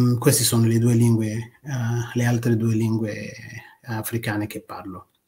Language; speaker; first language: Italian; non-native, fluent; Kinyarwanda